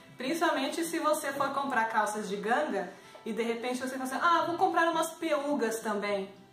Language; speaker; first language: Portuguese; native; Portuguese